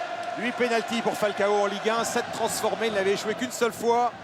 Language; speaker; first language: French; native; French